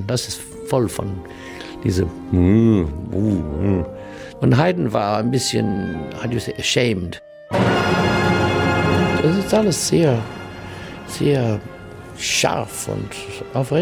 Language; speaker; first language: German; non-native, learner; English